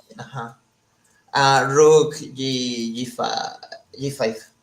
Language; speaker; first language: English; non-native, learner; Spanish